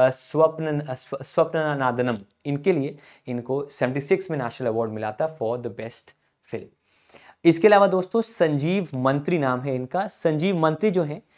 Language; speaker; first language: Hindi; native; Hindi